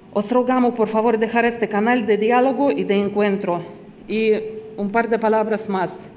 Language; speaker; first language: Spanish; non-native, fluent; Russian